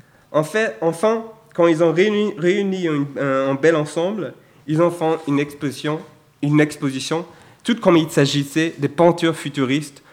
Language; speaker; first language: French; non-native, fluent; German